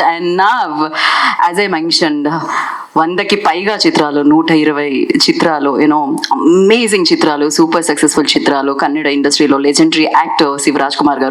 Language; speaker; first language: Telugu; native; Telugu